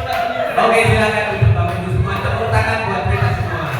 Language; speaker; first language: Indonesian; native; Indonesian